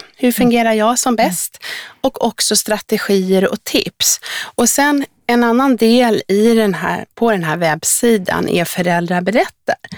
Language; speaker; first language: Swedish; native; Swedish